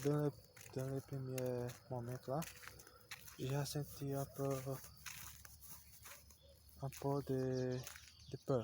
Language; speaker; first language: French; non-native, learner; Portuguese